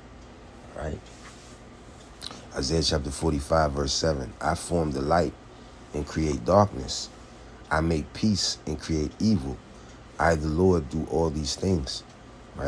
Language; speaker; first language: English; native; English